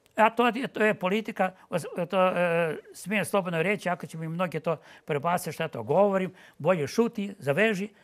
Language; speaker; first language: Bosnian; non-native, local second language; Ukrainian